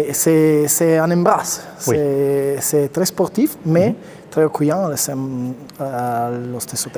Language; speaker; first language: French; non-native, learner; Italian